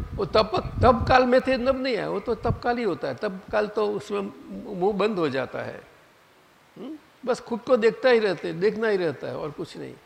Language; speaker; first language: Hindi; non-native, local second language; Gujarati